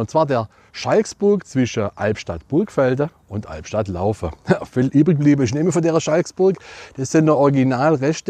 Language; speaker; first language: German; native; German